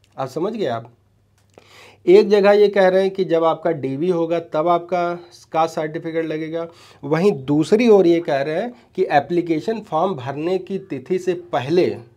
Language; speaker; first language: Hindi; native; Hindi